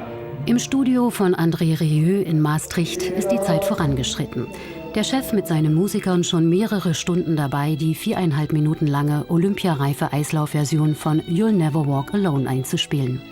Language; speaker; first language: German; native; German